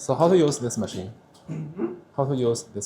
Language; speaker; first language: English; non-native, learner; Chinese